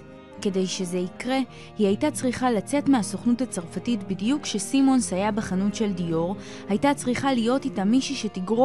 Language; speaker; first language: Hebrew; native; Hebrew